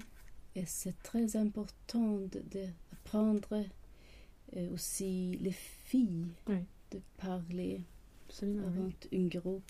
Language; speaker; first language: French; non-native, learner; Swedish